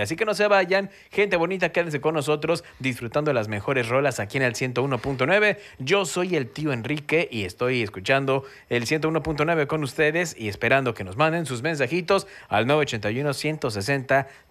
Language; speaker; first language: Spanish; native; Spanish